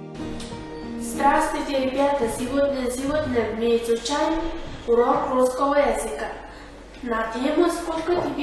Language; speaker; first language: Russian; non-native, fluent; Mongolian